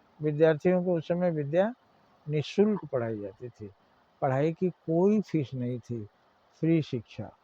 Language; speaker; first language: Hindi; native; Hindi